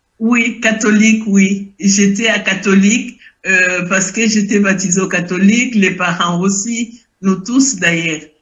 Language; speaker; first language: French; non-native, local second language; Lingala